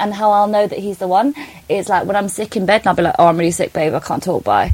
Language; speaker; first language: English; non-native, local second language; Polish